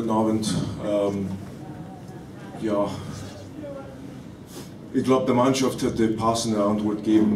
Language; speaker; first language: German; non-native, fluent; English